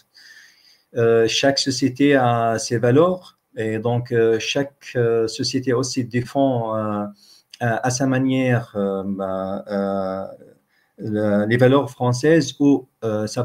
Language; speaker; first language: French; non-native, fluent; Arabic